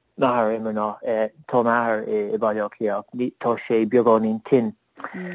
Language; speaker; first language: Irish; non-native, learner; English